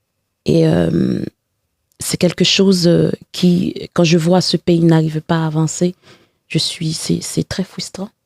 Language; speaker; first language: French; non-native, local second language; Haitian Creole